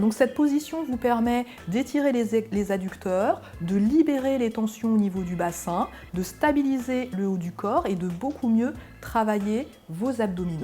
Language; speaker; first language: French; native; French